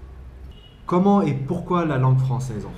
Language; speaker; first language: French; non-native, fluent; Turkish